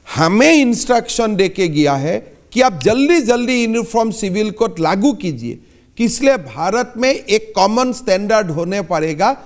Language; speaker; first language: Hindi; non-native, local second language; Assamese